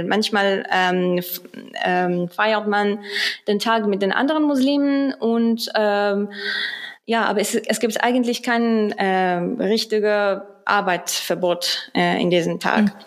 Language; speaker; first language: German; non-native, fluent; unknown